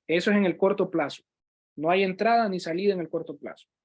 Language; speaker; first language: Spanish; native; Spanish